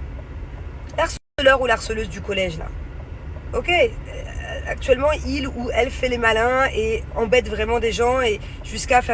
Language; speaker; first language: French; native; French